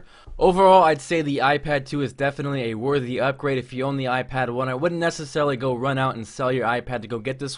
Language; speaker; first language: English; native; English